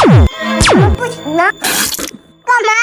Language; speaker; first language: Chinese; native; Chinese